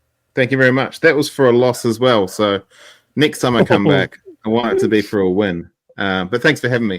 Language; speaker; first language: English; native; English